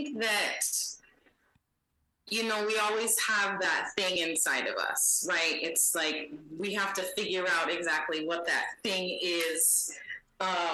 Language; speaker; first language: English; native; English